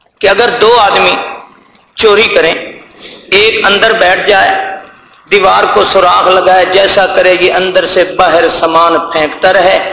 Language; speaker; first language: Urdu; non-native, local second language; Punjabi